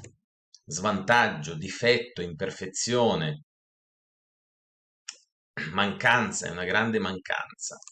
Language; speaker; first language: Italian; non-native, fluent; Russian